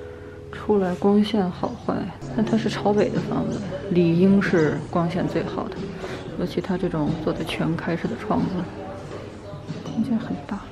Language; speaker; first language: Chinese; native; Chinese